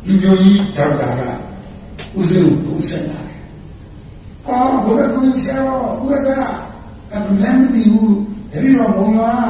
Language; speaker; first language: Burmese; native; Burmese